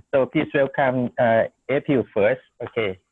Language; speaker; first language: English; non-native, learner; Thai